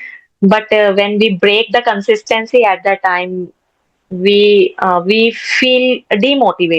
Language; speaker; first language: English; non-native, learner; Hindi